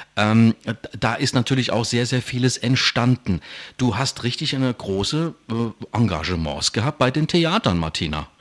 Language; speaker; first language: German; native; German